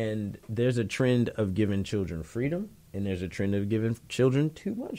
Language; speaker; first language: English; native; English